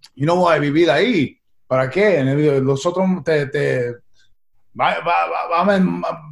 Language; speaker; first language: Spanish; early bilingual, heritage; Spanish